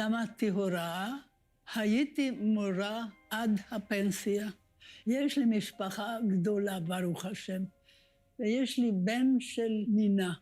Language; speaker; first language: Hebrew; non-native, fluent; Hungarian